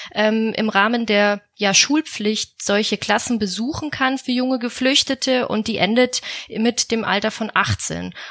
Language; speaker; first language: German; native; German